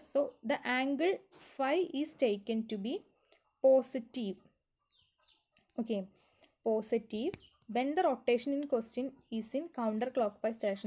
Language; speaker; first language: English; non-native, local second language; Malayalam